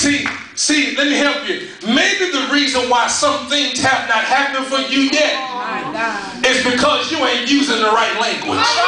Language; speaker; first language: English; native; English